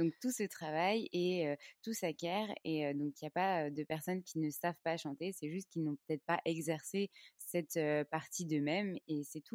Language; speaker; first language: French; native; French